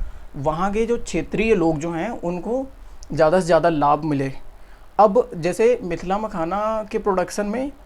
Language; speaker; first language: Hindi; native; Hindi